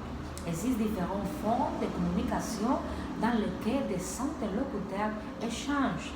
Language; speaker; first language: French; non-native, learner; Spanish